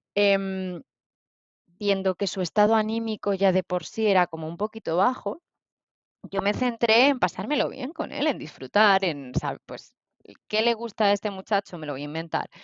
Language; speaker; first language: Spanish; native; Spanish